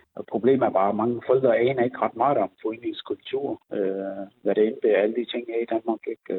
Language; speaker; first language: Danish; native; Danish